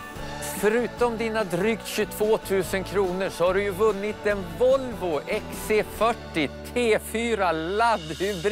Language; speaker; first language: Swedish; native; Swedish